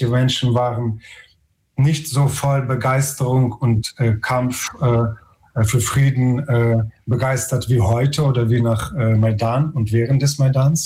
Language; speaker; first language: German; non-native, fluent; Ukrainian